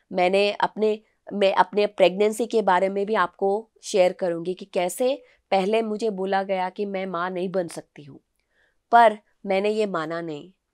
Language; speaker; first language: Hindi; non-native, local second language; Telugu